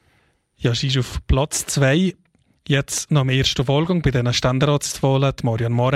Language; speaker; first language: German; native; German